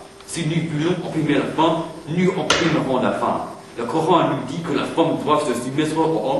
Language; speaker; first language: French; non-native, learner; English